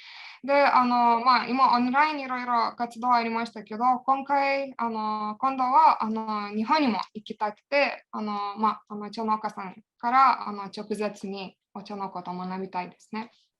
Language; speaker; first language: Japanese; non-native, fluent; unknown